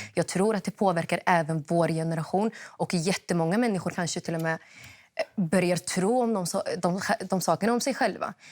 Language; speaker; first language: Swedish; early bilingual, other home language; Somali